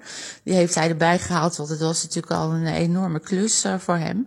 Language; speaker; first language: Dutch; native; Dutch